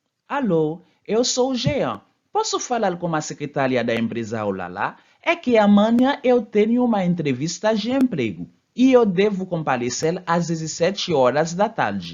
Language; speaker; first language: Portuguese; non-native, fluent; Haitian Creole